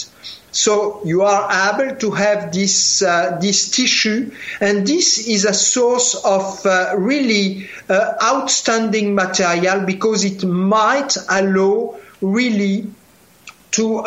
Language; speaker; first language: English; non-native, fluent; French